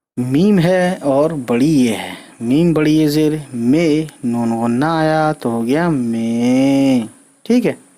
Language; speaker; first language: Urdu; native; Urdu